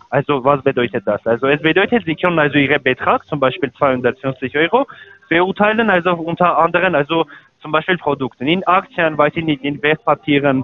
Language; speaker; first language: German; non-native, learner; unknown